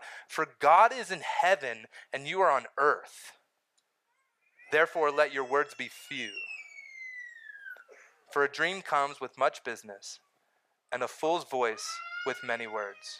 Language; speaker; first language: English; native; English